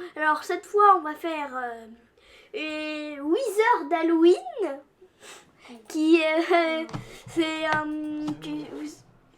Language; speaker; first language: French; native; French